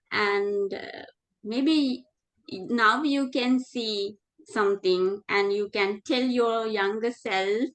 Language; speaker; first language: English; non-native, fluent; Sinhala